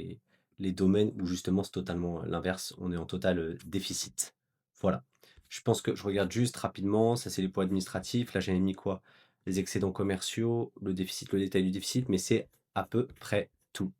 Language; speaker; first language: French; native; French